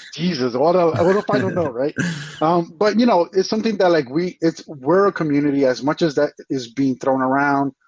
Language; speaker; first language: English; early bilingual, other home language; Spanish